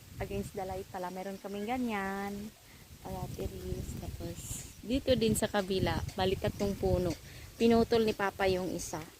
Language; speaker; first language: Filipino; non-native, local second language; Cebuano